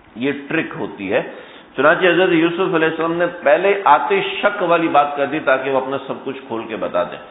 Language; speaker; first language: Urdu; non-native, local second language; Punjabi